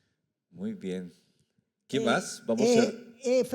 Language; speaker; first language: Spanish; native; Spanish